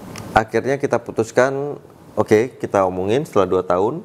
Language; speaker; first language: Indonesian; native; Indonesian